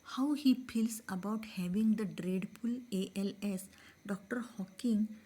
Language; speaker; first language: English; non-native, local second language; Marathi